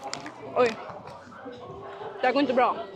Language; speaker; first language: Swedish; early bilingual, other home language; Mongolian